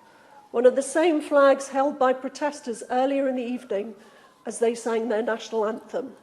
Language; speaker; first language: English; native; English